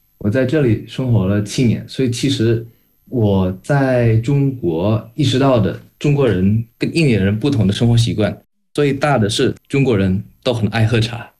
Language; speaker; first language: Chinese; early bilingual, heritage; Chinese